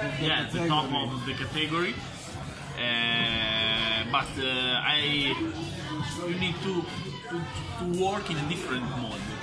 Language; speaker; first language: English; non-native, fluent; Italian